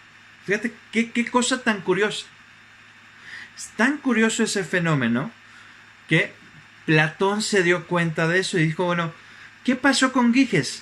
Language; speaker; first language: Spanish; native; Spanish